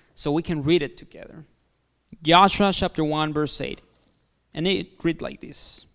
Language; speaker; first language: English; non-native, fluent; Spanish